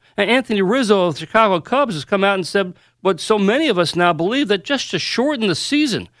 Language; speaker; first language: English; native; English